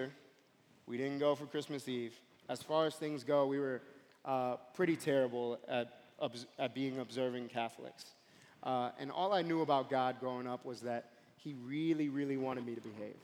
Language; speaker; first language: English; native; English